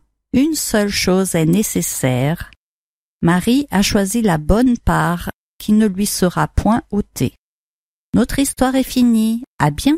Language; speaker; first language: French; native; French